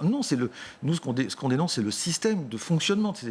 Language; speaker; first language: French; native; French